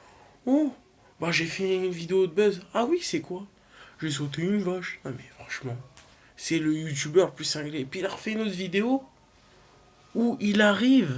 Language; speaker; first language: French; native; French